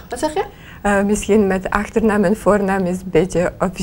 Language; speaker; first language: Dutch; non-native, learner; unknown